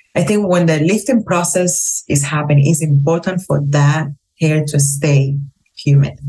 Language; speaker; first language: English; non-native, fluent; Spanish